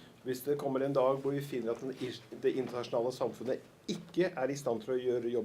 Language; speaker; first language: Norwegian; native; Norwegian